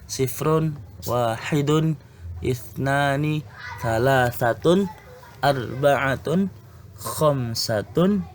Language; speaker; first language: Arabic; non-native, fluent; Indonesian